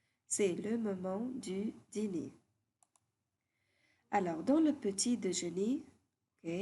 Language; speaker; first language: French; non-native, fluent; Arabic